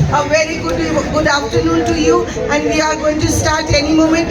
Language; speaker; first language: English; non-native, local second language; Bangla